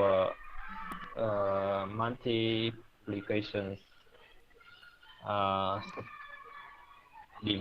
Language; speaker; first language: English; non-native, learner; Vietnamese